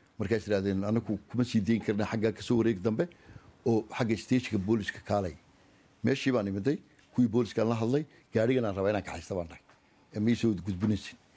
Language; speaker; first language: Somali; native; Somali